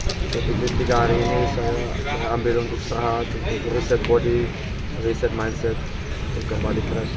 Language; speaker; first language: Indonesian; non-native, fluent; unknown